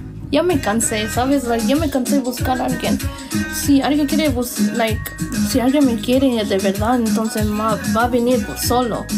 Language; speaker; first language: Spanish; early bilingual, heritage; Spanish